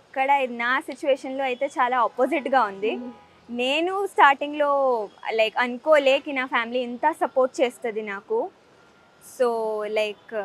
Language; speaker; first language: Telugu; early bilingual, heritage; Telugu